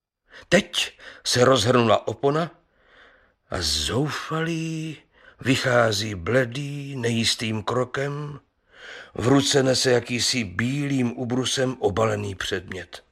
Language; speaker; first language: Czech; native; Czech